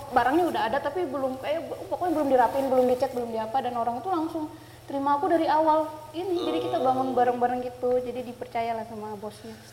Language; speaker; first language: Indonesian; native; Indonesian